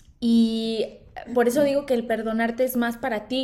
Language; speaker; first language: Spanish; native; Spanish